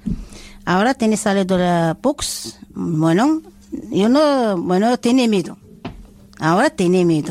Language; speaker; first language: Spanish; non-native, learner; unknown